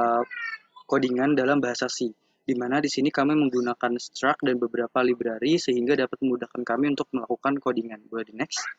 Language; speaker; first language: Indonesian; native; Indonesian